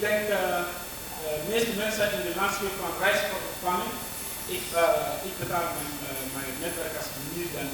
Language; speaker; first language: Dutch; non-native, learner; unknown